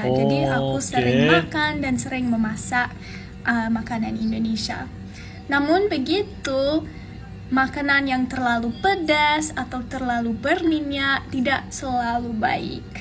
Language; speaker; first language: Indonesian; non-native, fluent; English